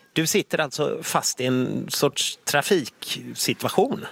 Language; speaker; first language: Swedish; native; Swedish